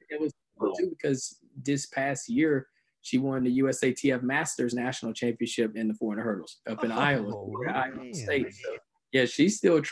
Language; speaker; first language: English; native; English